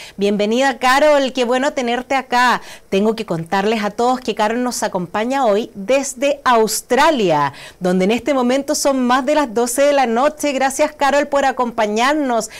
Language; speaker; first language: Spanish; native; Spanish